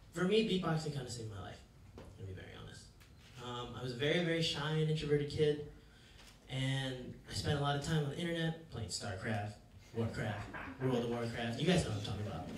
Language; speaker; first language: English; native; English